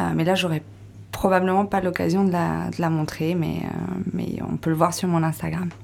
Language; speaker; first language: French; native; French